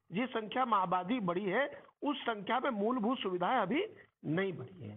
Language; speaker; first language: Hindi; native; Hindi